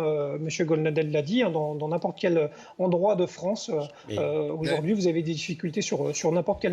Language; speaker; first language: French; native; French